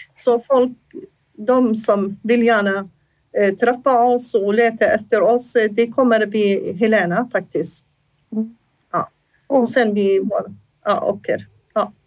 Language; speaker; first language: Swedish; non-native, fluent; Assyrian Neo-Aramaic